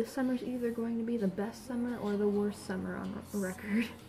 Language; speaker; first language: English; native; English